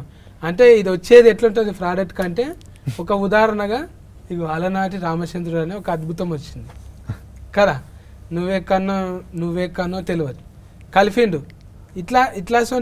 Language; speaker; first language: Telugu; native; Telugu